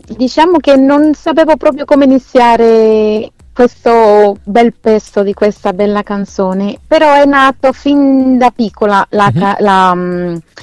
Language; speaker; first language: Italian; non-native, fluent; Spanish